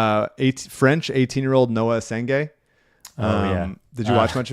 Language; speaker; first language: English; native; English